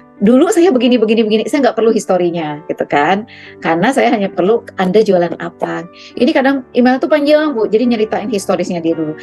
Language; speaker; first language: Indonesian; native; Indonesian